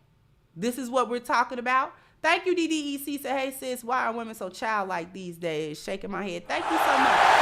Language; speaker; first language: English; native; English